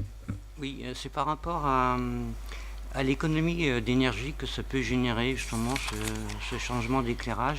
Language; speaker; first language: French; native; French